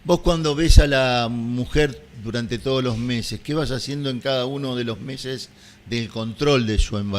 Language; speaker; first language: Spanish; native; Spanish